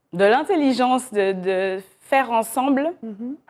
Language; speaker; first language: French; native; French